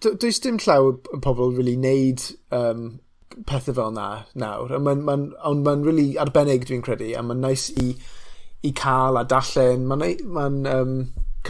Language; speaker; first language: Welsh; non-native, local second language; English